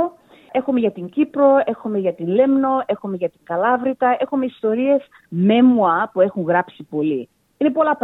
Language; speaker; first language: Greek; early bilingual, heritage; Greek